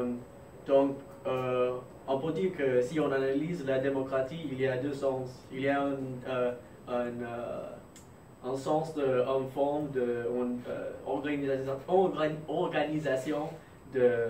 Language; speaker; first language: French; non-native, fluent; English